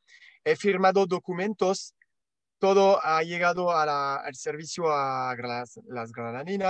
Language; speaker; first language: Spanish; non-native, learner; French